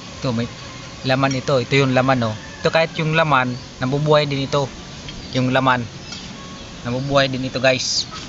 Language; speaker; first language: Filipino; non-native, local second language; Bikol